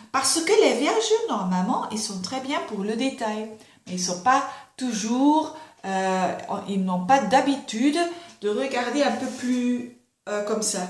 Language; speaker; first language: French; non-native, fluent; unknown